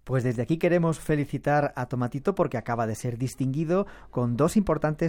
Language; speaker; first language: Spanish; native; Spanish